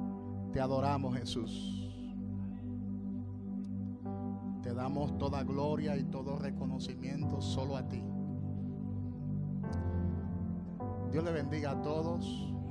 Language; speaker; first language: Spanish; native; Spanish